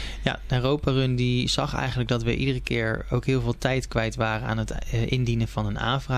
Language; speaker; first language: Dutch; native; Dutch